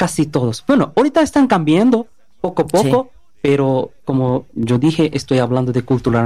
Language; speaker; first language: Spanish; non-native, learner; Bangla